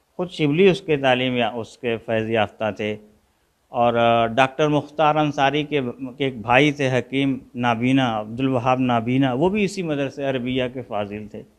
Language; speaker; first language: Urdu; native; Urdu